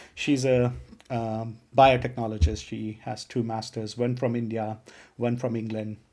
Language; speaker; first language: English; non-native, local second language; Punjabi